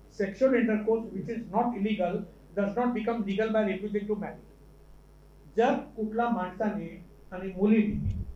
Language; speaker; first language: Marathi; non-native, local second language; Urdu